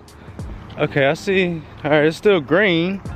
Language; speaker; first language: English; native; English